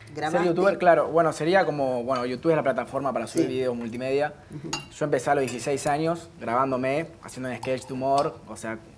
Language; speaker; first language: Spanish; native; Spanish